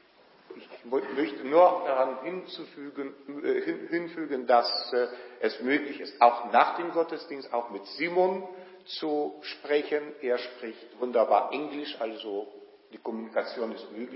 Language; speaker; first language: German; non-native, fluent; Polish